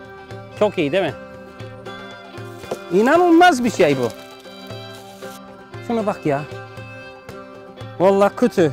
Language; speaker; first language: Turkish; non-native, learner; English